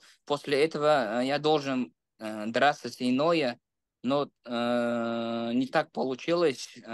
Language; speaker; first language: Russian; non-native, local second language; Uzbek